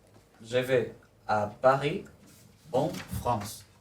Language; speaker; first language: French; non-native, learner; Spanish